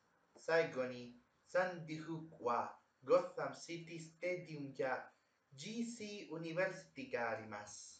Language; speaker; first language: Japanese; non-native, learner; Spanish